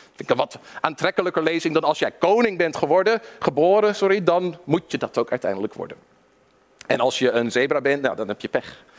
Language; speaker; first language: Dutch; early bilingual, other home language; English